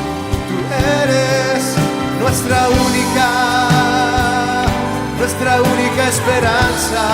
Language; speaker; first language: Spanish; native; Spanish